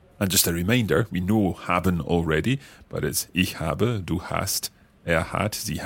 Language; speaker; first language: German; non-native, learner; English